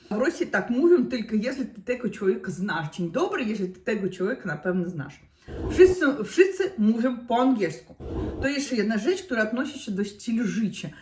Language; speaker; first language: Polish; non-native, learner; Russian